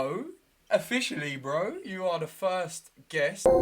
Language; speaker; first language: English; native; English